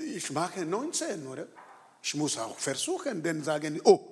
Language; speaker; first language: German; non-native, learner; French